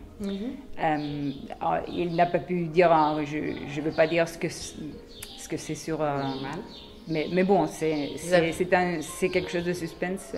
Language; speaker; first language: French; non-native, fluent; Spanish